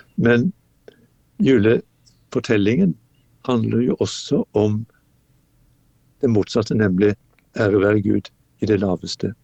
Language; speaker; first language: Norwegian; native; Norwegian